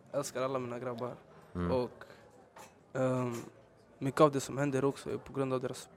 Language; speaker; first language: Swedish; early bilingual, other home language; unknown